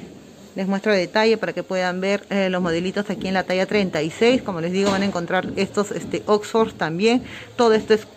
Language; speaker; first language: Spanish; native; Spanish